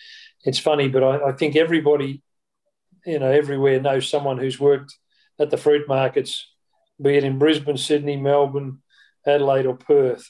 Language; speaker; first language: English; native; English